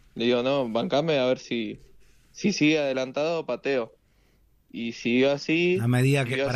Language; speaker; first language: Spanish; native; Spanish